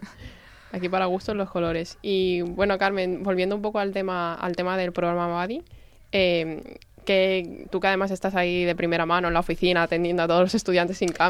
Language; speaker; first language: Spanish; native; Spanish